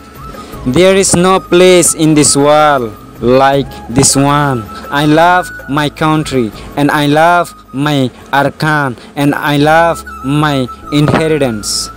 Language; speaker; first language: English; non-native, local second language; Rohingya